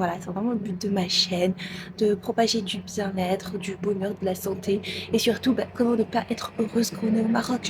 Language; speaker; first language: French; non-native, local second language; Arabic